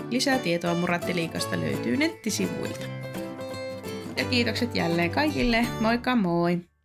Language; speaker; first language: Finnish; native; Finnish